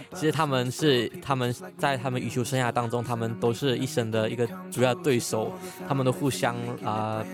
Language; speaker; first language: Chinese; non-native, local second language; Cantonese